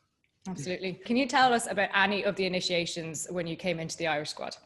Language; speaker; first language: English; native; English